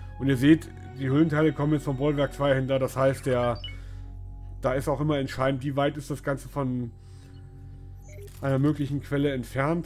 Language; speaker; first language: German; native; German